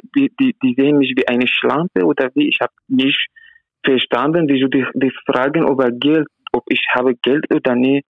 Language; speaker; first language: German; non-native, learner; Arabic